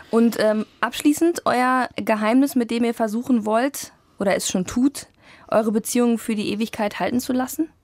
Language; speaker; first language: German; native; German